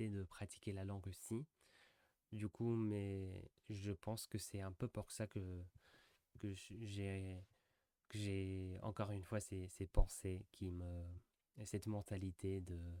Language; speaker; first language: French; non-native, fluent; English